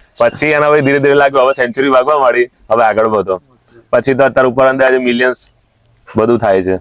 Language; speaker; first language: Gujarati; non-native, local second language; Sindhi